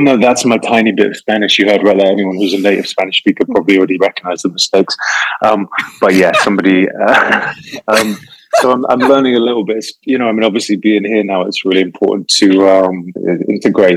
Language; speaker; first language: English; native; English